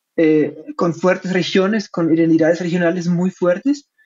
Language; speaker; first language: Spanish; non-native, fluent; German